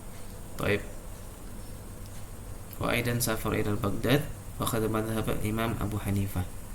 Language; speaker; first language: Arabic; non-native, fluent; Indonesian